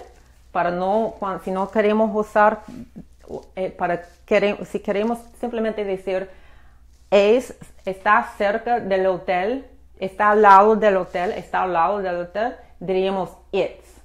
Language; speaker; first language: Spanish; non-native, fluent; English